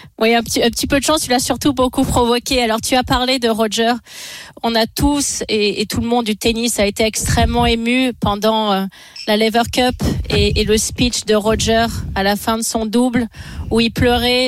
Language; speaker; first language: French; native; French